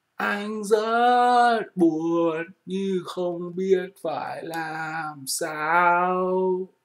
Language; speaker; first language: Vietnamese; native; Vietnamese